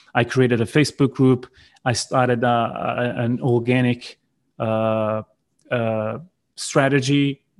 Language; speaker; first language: English; non-native, fluent; Portuguese